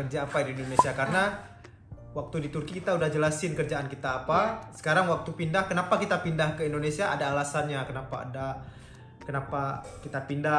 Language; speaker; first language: Indonesian; native; Indonesian